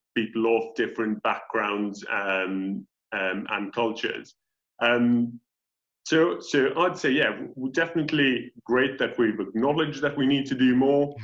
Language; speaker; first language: English; native; English